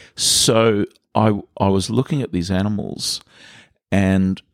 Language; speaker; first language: English; native; English